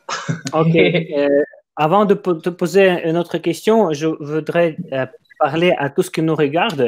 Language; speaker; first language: French; non-native, fluent; Ukrainian